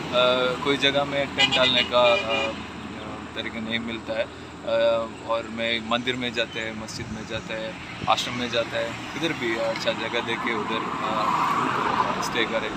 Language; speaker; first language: Hindi; non-native, local second language; Malayalam